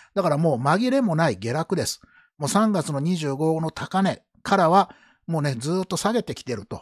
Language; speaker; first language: Japanese; native; Japanese